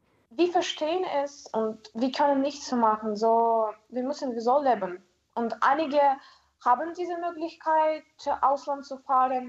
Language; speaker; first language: German; non-native, learner; Ukrainian